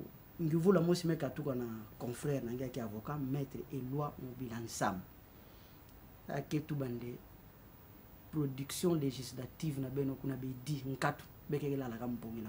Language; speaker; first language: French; non-native, local second language; Kongo